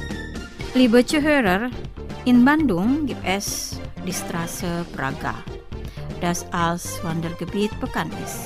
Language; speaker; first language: German; non-native, fluent; Indonesian